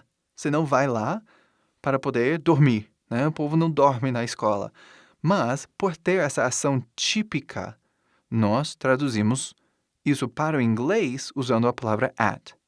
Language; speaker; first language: Portuguese; non-native, fluent; English